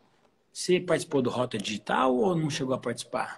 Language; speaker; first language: Portuguese; native; Portuguese